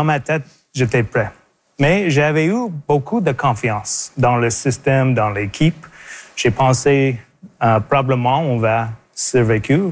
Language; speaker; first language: French; non-native, local second language; English